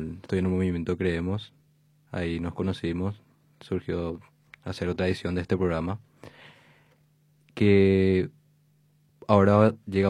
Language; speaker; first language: Spanish; native; Spanish